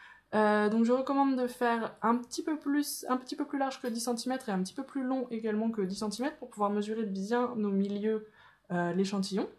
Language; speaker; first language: French; native; French